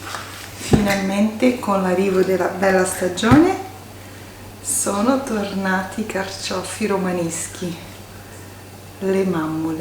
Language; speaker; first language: Italian; native; Italian